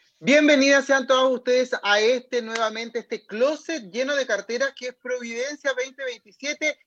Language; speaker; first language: Spanish; native; Spanish